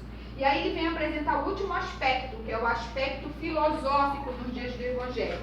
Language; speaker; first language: Portuguese; native; Portuguese